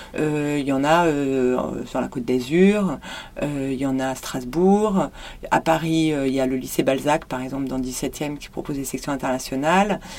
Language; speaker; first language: French; native; French